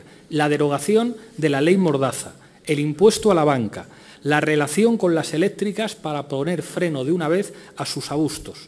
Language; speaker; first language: Spanish; native; Spanish